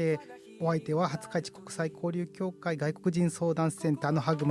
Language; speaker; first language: Japanese; native; Japanese